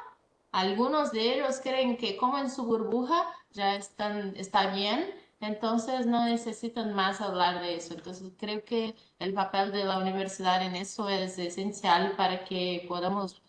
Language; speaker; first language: Spanish; non-native, fluent; Portuguese